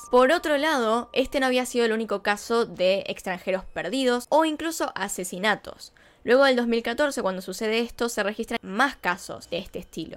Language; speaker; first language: Spanish; native; Spanish